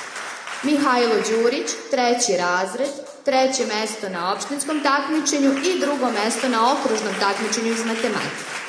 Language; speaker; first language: Serbian; native; Serbian